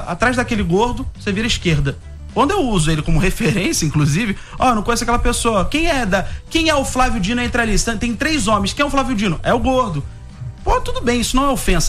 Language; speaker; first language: Portuguese; native; Portuguese